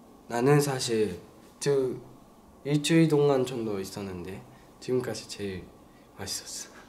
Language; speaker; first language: Korean; non-native, learner; Japanese